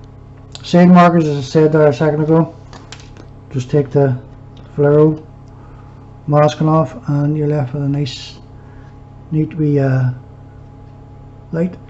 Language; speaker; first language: English; native; English